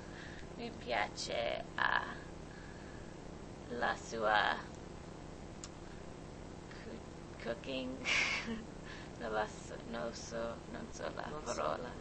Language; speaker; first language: Italian; non-native, learner; English